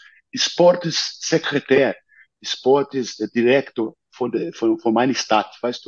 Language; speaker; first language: German; non-native, learner; Portuguese